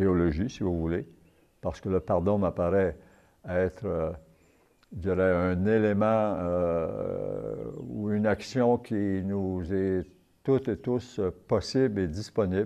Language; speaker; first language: French; native; French